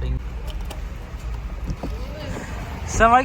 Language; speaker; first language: Arabic; non-native, learner; Tamil